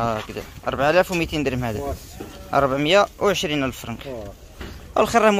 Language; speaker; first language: Arabic; native; Arabic